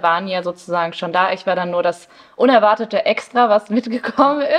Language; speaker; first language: German; early bilingual, other home language; Spanish